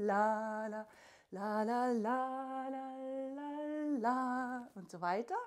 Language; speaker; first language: German; native; German